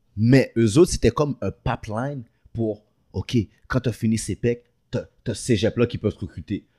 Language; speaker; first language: French; early bilingual, other home language; Haitian Creole